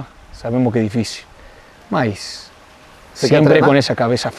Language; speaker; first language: Portuguese; non-native, fluent; Spanish